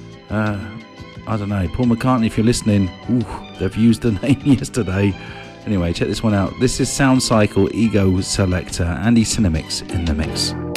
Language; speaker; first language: English; native; English